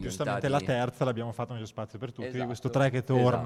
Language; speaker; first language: Italian; native; Italian